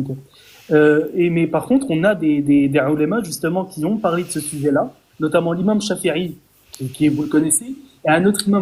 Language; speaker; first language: French; native; French